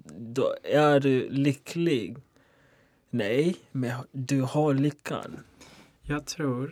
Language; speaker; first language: Swedish; non-native, local second language; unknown